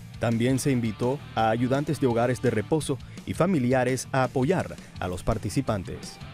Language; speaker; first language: Spanish; native; Spanish